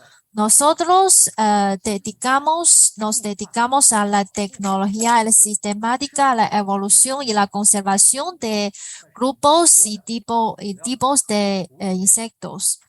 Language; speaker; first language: Spanish; non-native, fluent; Chinese